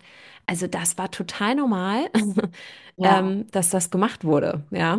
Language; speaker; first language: German; native; German